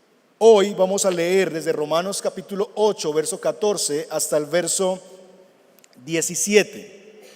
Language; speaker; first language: Spanish; native; Spanish